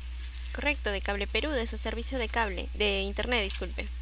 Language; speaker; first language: Spanish; native; Spanish